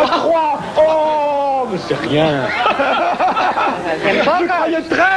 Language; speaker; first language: French; native; French